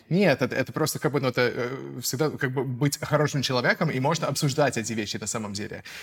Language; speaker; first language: Russian; non-native, fluent; English